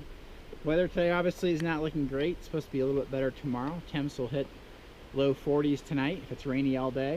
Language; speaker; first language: English; native; English